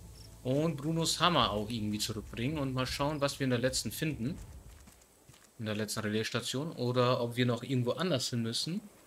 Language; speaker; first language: German; native; German